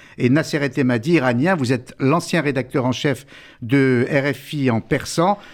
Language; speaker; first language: French; native; French